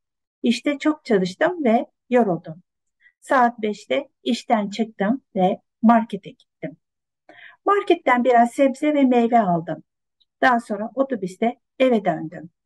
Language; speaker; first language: Turkish; non-native, fluent; Kazakh